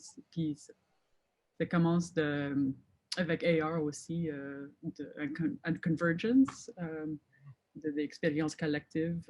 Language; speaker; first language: French; non-native, fluent; English